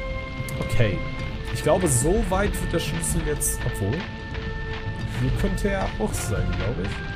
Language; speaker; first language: German; native; German